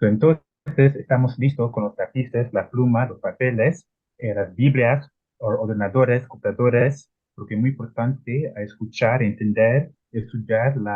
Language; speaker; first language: Spanish; non-native, learner; Italian